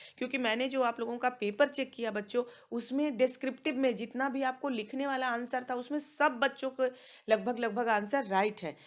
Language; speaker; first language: Hindi; native; Hindi